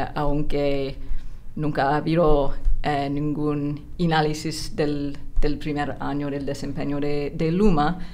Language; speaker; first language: Spanish; non-native, fluent; English